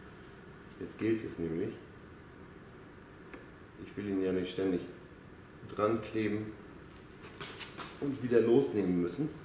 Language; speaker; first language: German; native; German